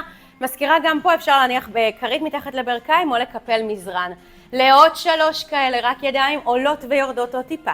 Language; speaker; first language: Hebrew; native; Hebrew